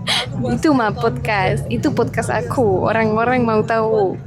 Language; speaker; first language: Indonesian; non-native, learner; Czech